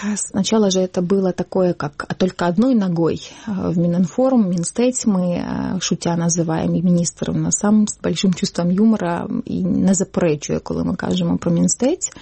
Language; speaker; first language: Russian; non-native, local second language; Crimean Tatar